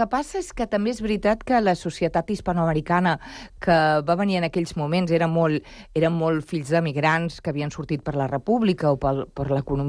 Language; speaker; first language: Catalan; early bilingual, other home language; Spanish